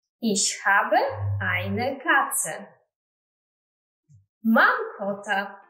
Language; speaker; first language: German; non-native, fluent; Polish